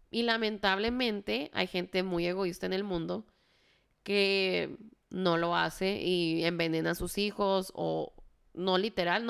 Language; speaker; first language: Spanish; early bilingual, heritage; Spanish